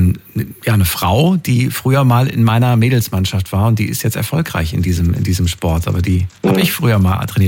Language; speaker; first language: German; native; German